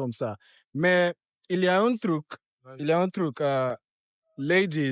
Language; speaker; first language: French; non-native, fluent; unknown